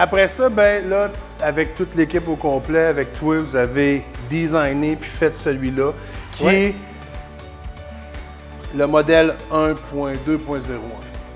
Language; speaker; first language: French; native; French